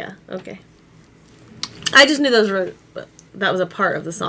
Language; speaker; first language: English; native; English